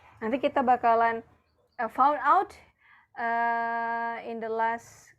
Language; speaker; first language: English; non-native, fluent; Indonesian